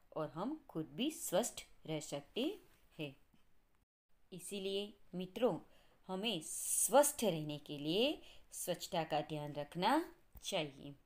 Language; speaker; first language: Hindi; non-native, local second language; Gujarati